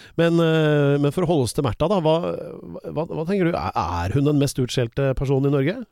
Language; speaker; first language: Norwegian; native; Norwegian